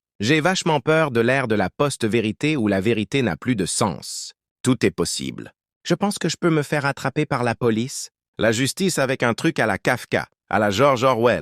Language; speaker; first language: French; native; French